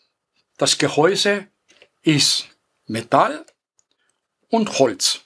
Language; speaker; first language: German; non-native, fluent; Greek